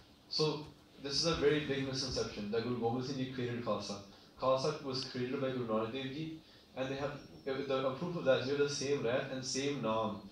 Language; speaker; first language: Punjabi; early bilingual, heritage; Punjabi